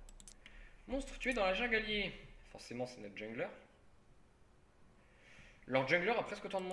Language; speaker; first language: French; native; French